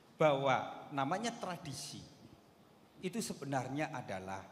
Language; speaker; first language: Indonesian; native; Indonesian